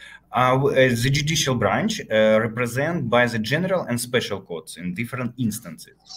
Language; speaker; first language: English; non-native, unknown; Ukrainian